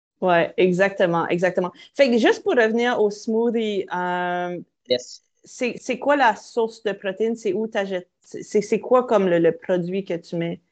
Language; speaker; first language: French; native; French